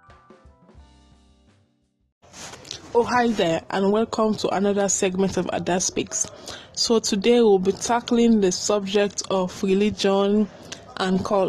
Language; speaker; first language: English; non-native, local second language; Krio